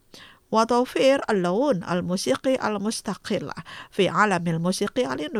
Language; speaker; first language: Arabic; non-native, fluent; Indonesian